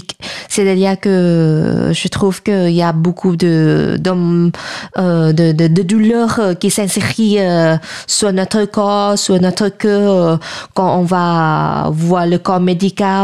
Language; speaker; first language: French; non-native, fluent; Thai